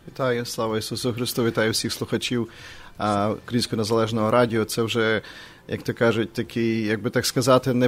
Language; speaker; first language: Ukrainian; native; Ukrainian